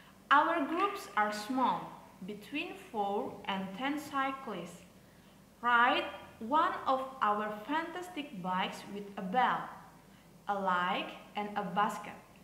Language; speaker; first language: English; non-native, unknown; Indonesian